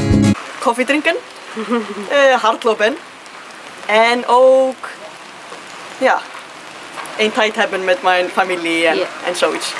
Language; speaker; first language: Dutch; non-native, learner; Icelandic